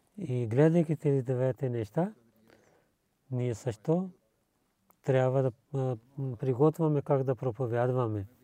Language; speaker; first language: Bulgarian; non-native, learner; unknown